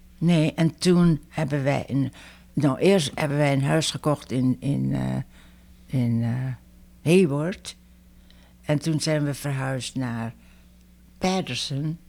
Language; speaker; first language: Dutch; native; Dutch